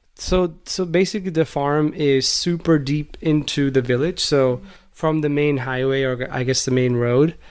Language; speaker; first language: English; non-native, local second language; Gujarati